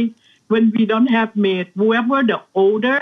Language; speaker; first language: English; non-native, learner; Thai